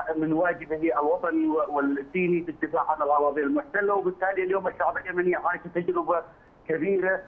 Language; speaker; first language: Arabic; native; Arabic